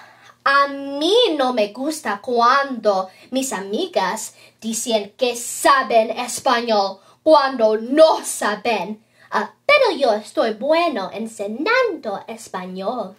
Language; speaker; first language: Spanish; early bilingual, heritage; Spanish